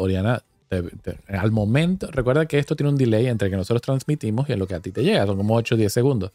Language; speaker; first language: Spanish; native; Spanish